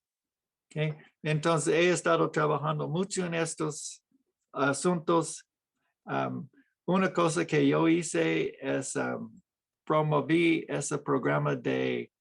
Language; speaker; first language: Spanish; non-native, fluent; English